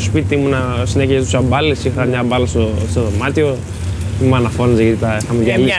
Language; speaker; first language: Greek; native; Greek